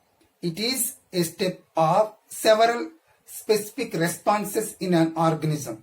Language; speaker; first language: English; non-native, local second language; Telugu